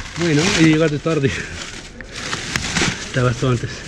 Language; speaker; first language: Spanish; native; Spanish